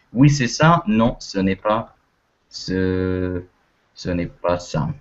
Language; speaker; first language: French; non-native, fluent; Russian